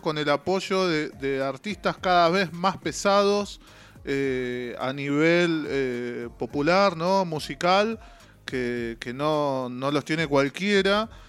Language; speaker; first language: Spanish; native; Spanish